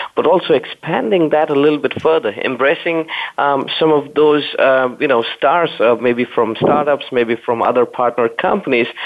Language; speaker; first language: English; non-native, fluent; German